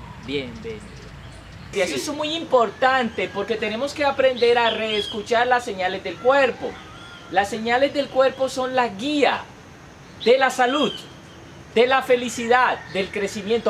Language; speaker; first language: Spanish; native; Spanish